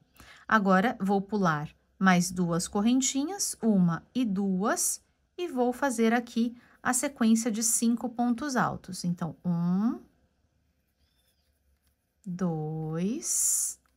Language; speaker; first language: Portuguese; native; Portuguese